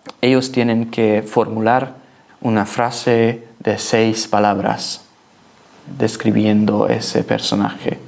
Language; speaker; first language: Spanish; non-native, learner; Hungarian